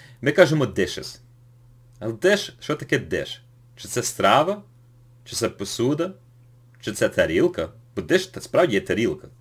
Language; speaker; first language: Ukrainian; early bilingual, heritage; English